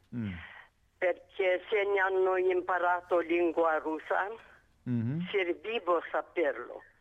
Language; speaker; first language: Italian; non-native, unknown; Romanian